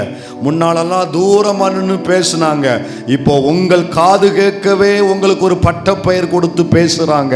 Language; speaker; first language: Tamil; native; Tamil